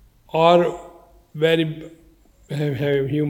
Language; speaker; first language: English; non-native, learner; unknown